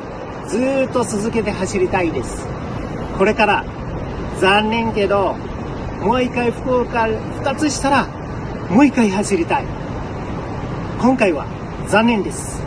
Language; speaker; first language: Japanese; non-native, learner; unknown